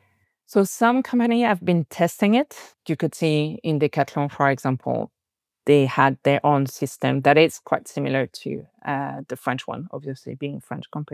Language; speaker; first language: English; non-native, fluent; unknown